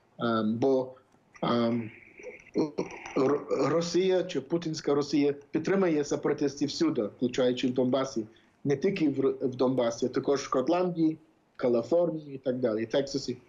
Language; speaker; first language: Ukrainian; early bilingual, heritage; English